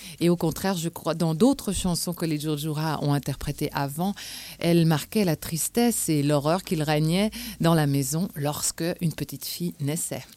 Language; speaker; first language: French; native; French